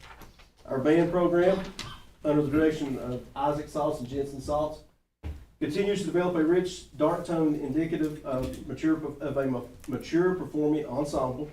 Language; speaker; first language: English; native; English